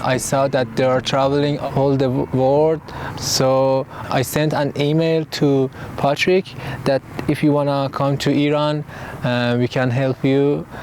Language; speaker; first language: English; non-native, learner; Persian